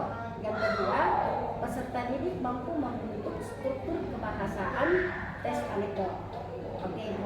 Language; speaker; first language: Indonesian; native; Indonesian